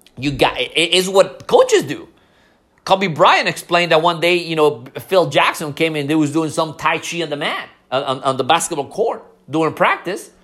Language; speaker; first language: English; non-native, fluent; Spanish